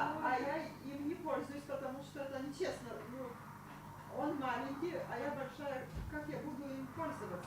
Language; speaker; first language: Russian; non-native, local second language; Lithuanian